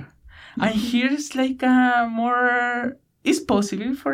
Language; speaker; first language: English; non-native, learner; Spanish